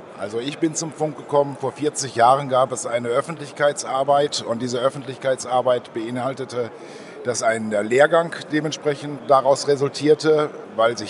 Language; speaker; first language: German; native; German